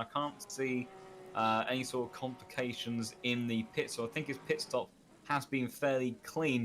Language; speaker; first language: English; native; English